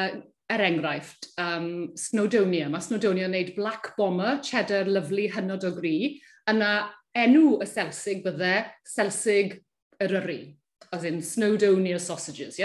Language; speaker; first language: Welsh; native; Welsh